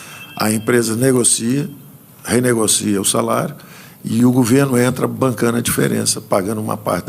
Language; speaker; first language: Portuguese; native; Portuguese